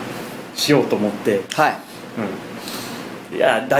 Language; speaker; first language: Japanese; non-native, fluent; English